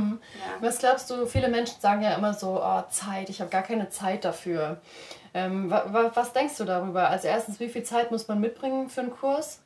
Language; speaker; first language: German; native; German